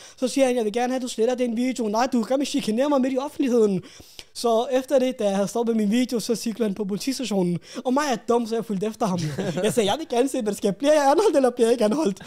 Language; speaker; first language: Danish; early bilingual, other home language; Urdu